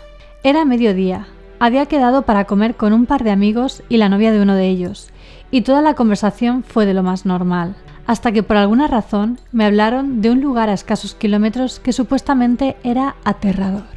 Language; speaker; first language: Spanish; native; Spanish